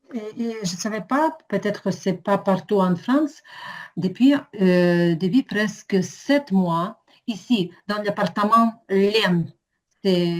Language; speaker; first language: French; non-native, fluent; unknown